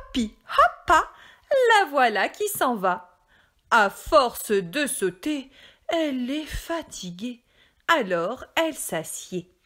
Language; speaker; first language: French; native; French